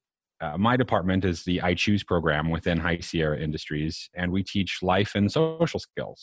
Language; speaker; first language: English; native; English